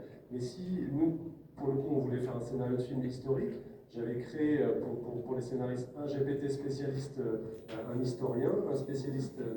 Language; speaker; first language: French; native; French